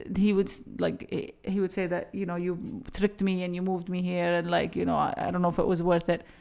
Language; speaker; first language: English; early bilingual, other home language; Arabic